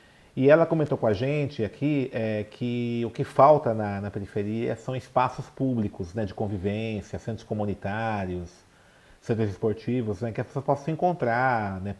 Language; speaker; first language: Portuguese; native; Portuguese